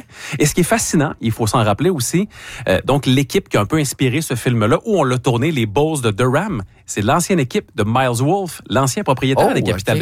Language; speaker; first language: French; native; French